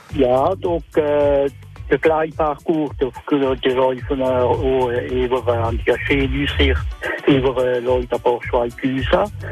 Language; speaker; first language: German; non-native, local second language; Swiss German